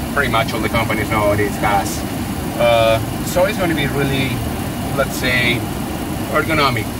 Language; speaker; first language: English; non-native, fluent; Spanish